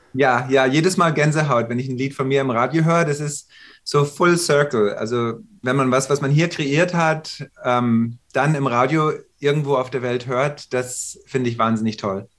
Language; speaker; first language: German; native; German